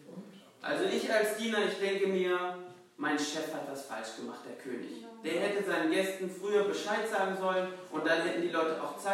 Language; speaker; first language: German; native; German